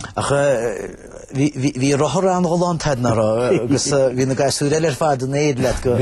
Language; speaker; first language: Irish; native; Irish